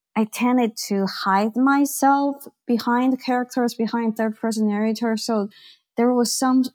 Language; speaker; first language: English; non-native, fluent; Chinese